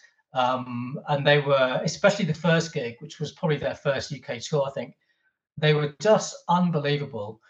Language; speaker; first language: English; native; English